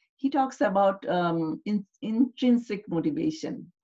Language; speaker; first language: English; non-native, local second language; Bangla